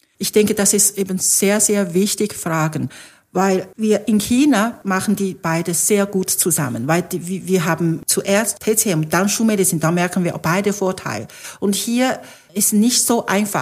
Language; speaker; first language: German; non-native, fluent; Chinese